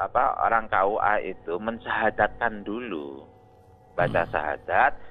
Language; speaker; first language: Indonesian; native; Indonesian